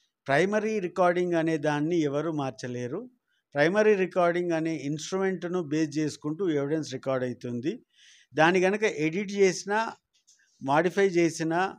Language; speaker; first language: Telugu; native; Telugu